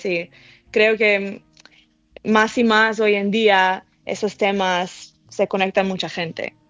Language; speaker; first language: Spanish; early bilingual, heritage; English